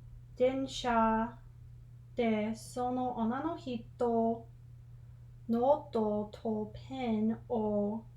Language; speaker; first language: Japanese; non-native, learner; English